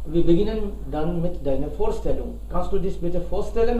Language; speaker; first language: German; non-native, fluent; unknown